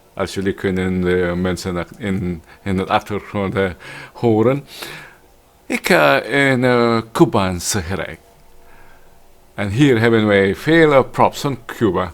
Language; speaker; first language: Dutch; non-native, learner; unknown